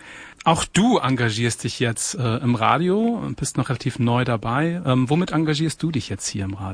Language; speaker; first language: German; native; German